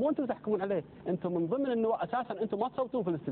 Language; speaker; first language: Arabic; native; Arabic